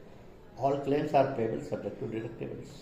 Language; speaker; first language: English; non-native, local second language; Hindi